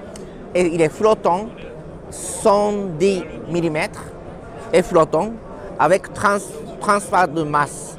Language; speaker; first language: French; non-native, learner; Japanese